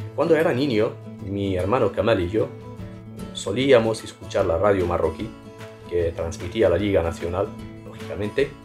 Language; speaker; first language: Spanish; non-native, fluent; Arabic